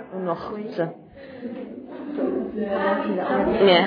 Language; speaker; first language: French; non-native, learner; English